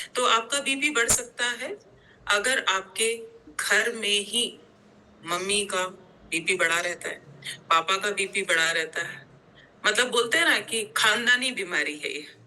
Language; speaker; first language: Hindi; non-native, local second language; Gujarati